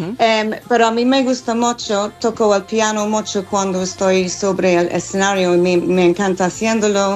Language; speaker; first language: Spanish; non-native, learner; English